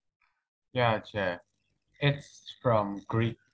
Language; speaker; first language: English; non-native, learner; Burmese